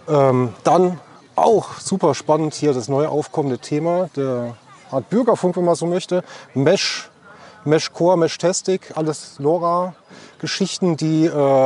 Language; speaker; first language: German; native; German